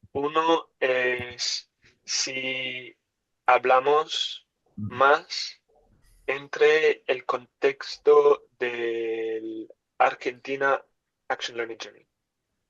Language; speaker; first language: Spanish; non-native, learner; English